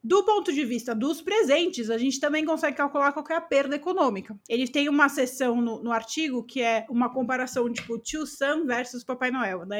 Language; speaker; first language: Portuguese; native; Portuguese